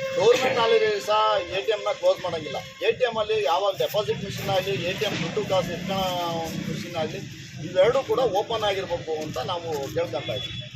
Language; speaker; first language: Kannada; native; Kannada